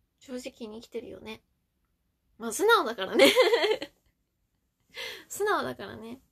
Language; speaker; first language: Japanese; native; Japanese